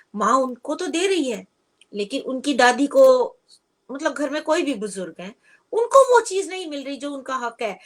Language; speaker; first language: Hindi; native; Hindi